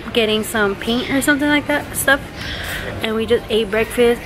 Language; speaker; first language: English; native; English